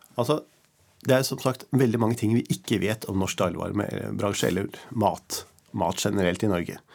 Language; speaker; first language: Norwegian; native; Norwegian